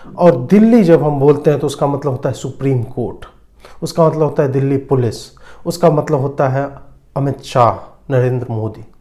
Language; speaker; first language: Hindi; native; Hindi